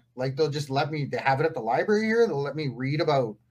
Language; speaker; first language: English; native; English